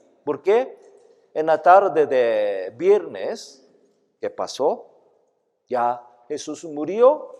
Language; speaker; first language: Spanish; non-native, fluent; Korean